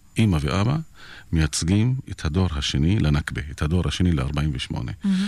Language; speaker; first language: Hebrew; non-native, local second language; Arabic